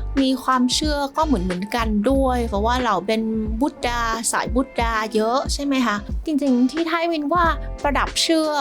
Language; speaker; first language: Thai; non-native, fluent; Vietnamese